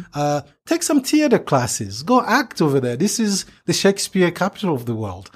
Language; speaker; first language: English; non-native, fluent; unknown